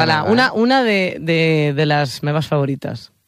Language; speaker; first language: Catalan; non-native, learner; Spanish